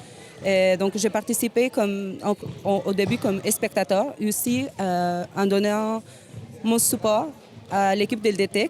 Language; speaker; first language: French; non-native, learner; Spanish